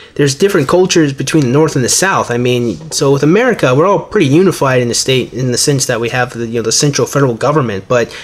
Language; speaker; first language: English; native; English